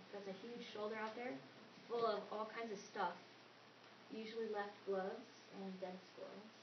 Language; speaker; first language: English; native; English